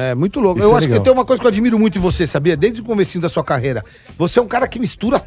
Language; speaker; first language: Portuguese; native; Portuguese